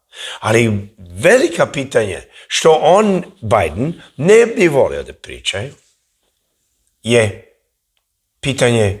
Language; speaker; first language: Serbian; early bilingual, heritage; English